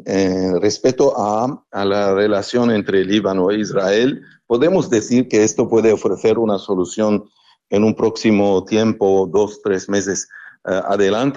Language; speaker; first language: Spanish; non-native, fluent; Arabic